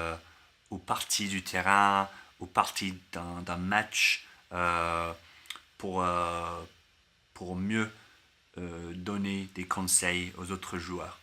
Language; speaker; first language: French; non-native, learner; English